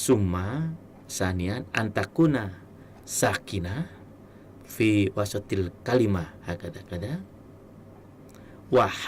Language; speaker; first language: Arabic; non-native, fluent; Indonesian